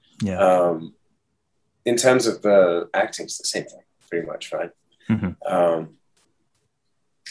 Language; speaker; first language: English; native; English